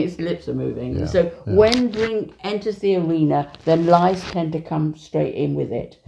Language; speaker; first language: English; native; English